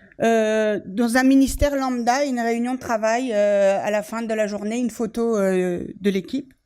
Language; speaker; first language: French; early bilingual, other home language; Persian